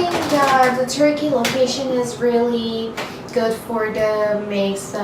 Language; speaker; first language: English; non-native, learner; Turkish